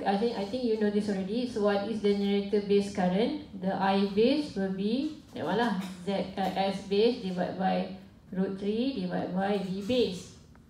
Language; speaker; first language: English; non-native, local second language; Malay